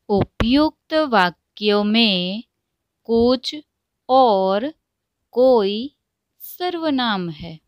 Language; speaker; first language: Hindi; non-native, local second language; Gujarati